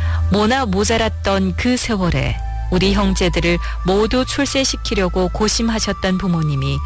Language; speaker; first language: Korean; native; Korean